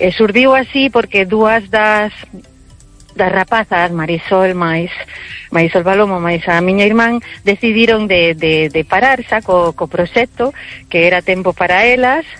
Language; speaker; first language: Galician; early bilingual, heritage; Galician